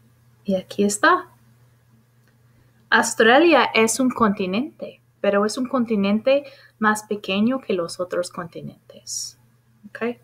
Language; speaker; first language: Spanish; non-native, fluent; English